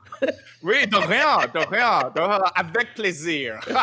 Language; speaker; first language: French; non-native, learner; Yoruba